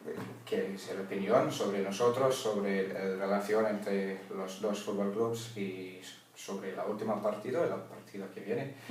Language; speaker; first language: Spanish; non-native, learner; English